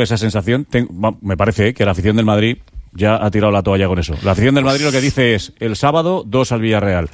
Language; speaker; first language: Spanish; native; Spanish